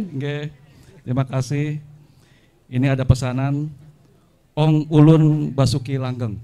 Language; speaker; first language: Indonesian; non-native, local second language; Sundanese